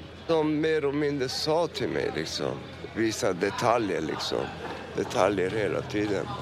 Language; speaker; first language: Swedish; non-native, fluent; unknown